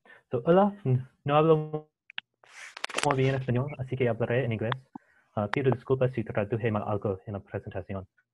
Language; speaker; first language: Spanish; non-native, learner; English